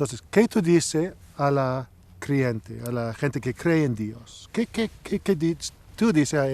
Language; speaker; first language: Spanish; non-native, learner; English